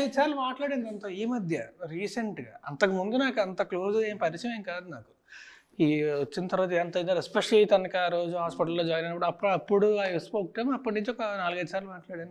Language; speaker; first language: Telugu; native; Telugu